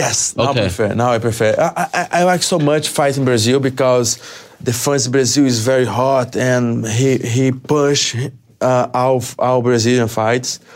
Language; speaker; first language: English; non-native, learner; Portuguese